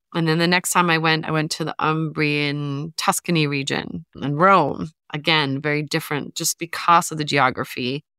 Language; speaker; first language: English; native; English